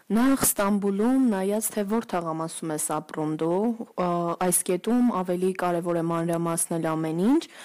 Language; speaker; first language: Armenian; early bilingual, heritage; Armenian